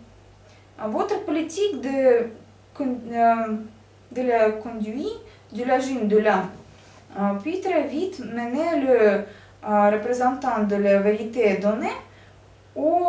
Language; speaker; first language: French; non-native, learner; Russian